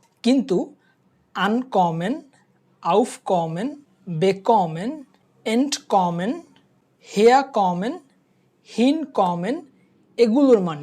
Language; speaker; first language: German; non-native, fluent; Bangla